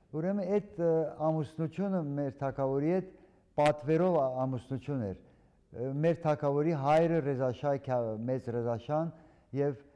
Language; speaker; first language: Armenian; early bilingual, heritage; Armenian